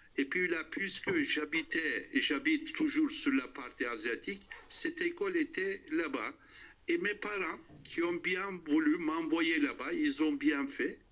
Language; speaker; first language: French; non-native, fluent; Turkish